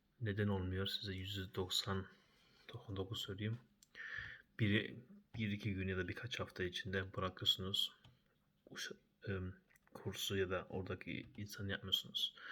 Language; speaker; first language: Turkish; early bilingual, heritage; Turkish